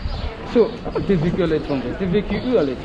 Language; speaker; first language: French; non-native, learner; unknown